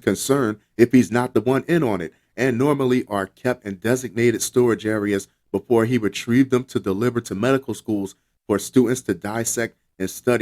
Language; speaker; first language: English; native; English